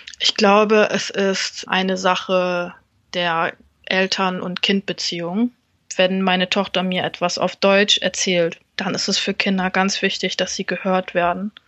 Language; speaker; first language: German; early bilingual, other home language; Vietnamese